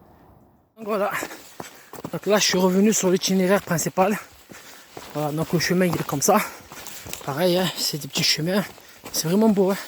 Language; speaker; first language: French; native; French